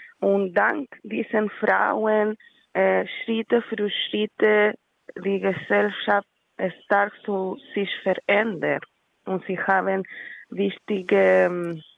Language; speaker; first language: German; non-native, learner; Spanish